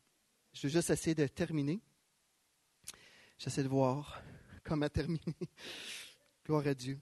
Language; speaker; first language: French; native; French